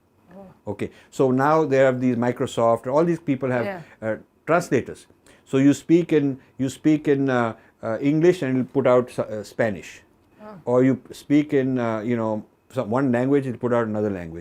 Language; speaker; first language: English; non-native, local second language; Hindi